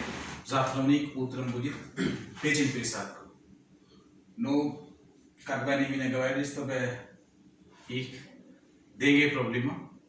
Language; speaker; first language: Russian; non-native, learner; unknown